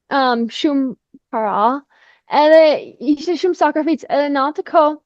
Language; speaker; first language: Albanian; non-native, fluent; English